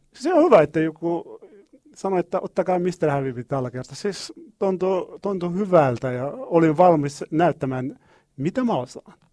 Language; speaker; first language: Finnish; non-native, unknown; Arabic